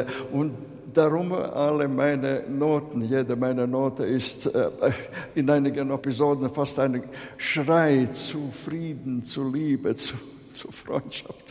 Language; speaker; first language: German; non-native, fluent; Latvian